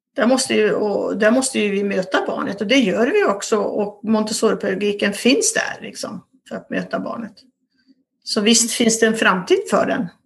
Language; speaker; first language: Swedish; native; Swedish